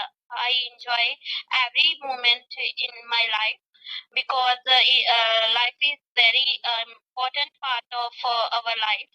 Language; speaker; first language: English; non-native, learner; Punjabi